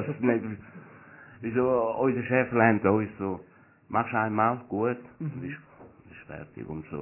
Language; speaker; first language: German; non-native, learner; Italian